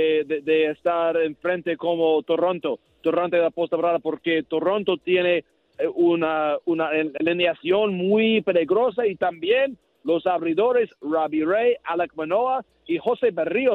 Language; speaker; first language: Spanish; non-native, learner; English